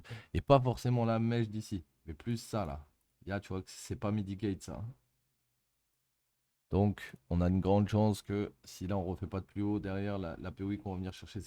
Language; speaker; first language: French; native; French